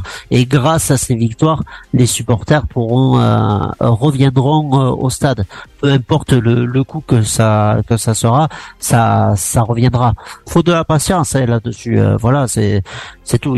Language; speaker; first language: French; native; French